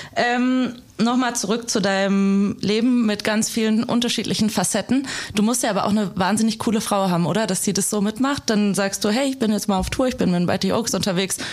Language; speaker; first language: German; native; German